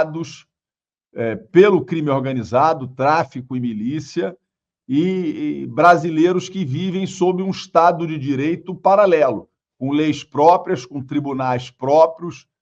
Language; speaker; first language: Portuguese; native; Portuguese